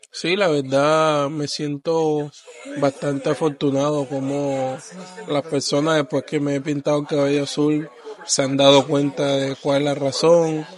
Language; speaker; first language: Spanish; native; Spanish